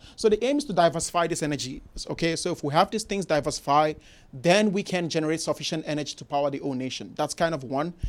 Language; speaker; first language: English; non-native, local second language; Igbo